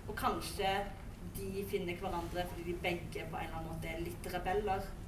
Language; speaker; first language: Norwegian; early bilingual, other home language; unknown